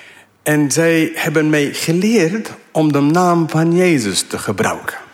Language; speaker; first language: Dutch; non-native, fluent; English